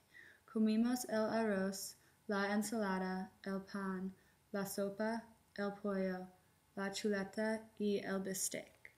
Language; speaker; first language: Spanish; non-native, learner; English